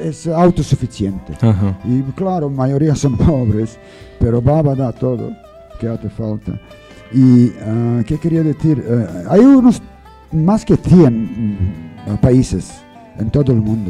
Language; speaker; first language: Spanish; non-native, learner; English